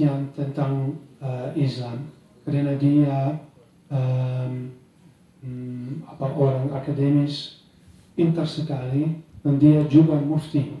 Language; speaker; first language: Indonesian; non-native, learner; Dutch